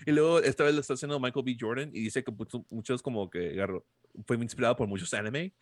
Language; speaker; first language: Spanish; early bilingual, heritage; Spanish